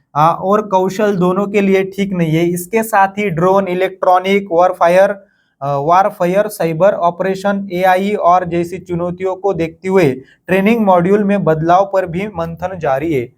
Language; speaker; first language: Hindi; non-native, local second language; Marathi